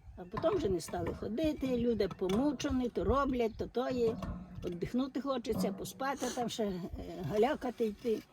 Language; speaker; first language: Ukrainian; native; Ukrainian